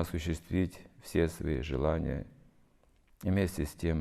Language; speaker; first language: Russian; native; Russian